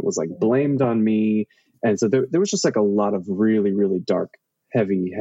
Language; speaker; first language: English; native; English